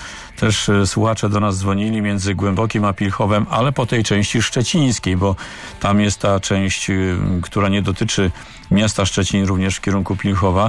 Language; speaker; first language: Polish; native; Polish